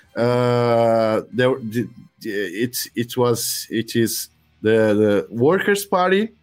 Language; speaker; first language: English; non-native, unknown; Portuguese